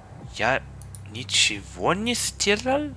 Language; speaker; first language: Russian; early bilingual, heritage; Russian